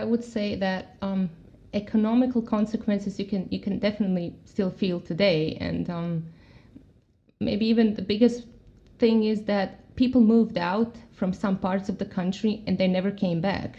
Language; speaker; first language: English; non-native, fluent; Croatian